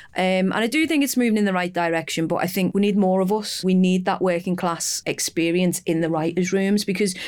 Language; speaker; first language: English; native; English